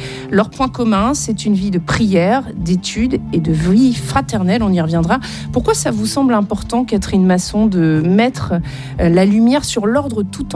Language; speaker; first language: French; native; French